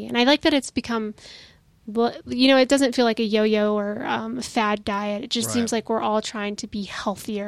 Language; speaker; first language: English; native; English